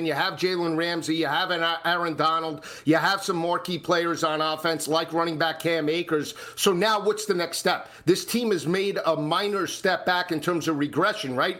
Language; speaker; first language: English; native; English